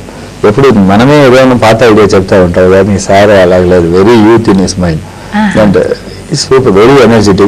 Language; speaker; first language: Telugu; non-native, learner; Tamil